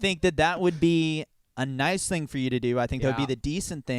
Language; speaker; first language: English; native; English